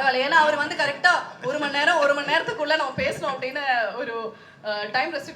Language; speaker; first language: Tamil; native; Tamil